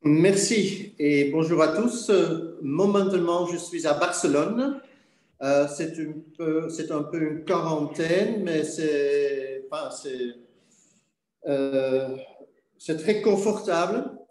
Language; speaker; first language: French; non-native, fluent; Dutch